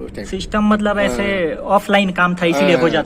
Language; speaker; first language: Hindi; native; Hindi